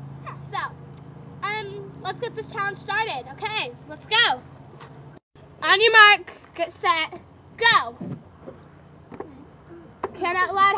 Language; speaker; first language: English; native; English